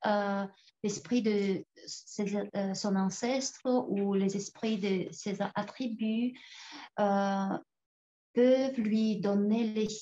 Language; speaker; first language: French; non-native, fluent; Tuvinian